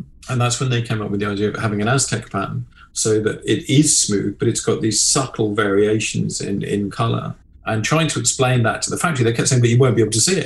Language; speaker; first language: English; native; English